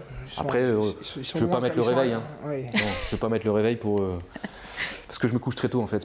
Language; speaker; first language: French; native; French